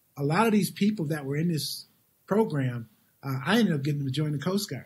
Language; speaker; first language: English; native; English